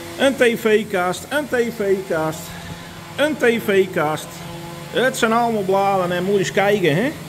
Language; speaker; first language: Dutch; non-native, local second language; Western Frisian